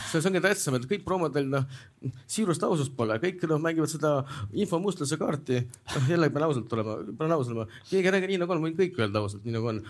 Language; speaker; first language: Estonian; non-native, local second language; Russian